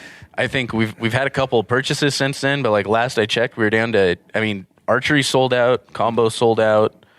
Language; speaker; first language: English; native; English